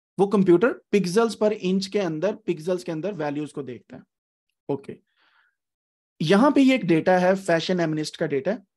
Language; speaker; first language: Urdu; native; Urdu